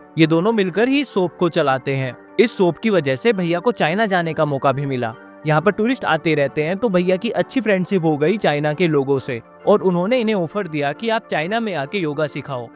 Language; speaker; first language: Hindi; native; Hindi